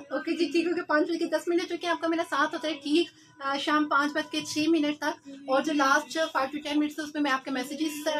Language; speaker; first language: Urdu; non-native, local second language; Punjabi